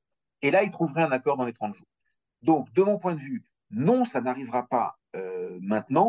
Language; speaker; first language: French; native; French